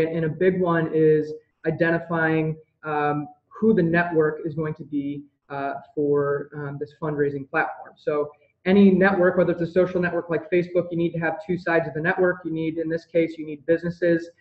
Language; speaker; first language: English; native; English